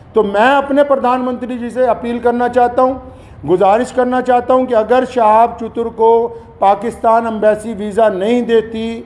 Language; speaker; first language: Hindi; native; Hindi